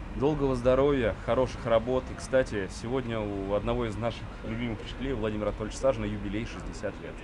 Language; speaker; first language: Russian; native; Russian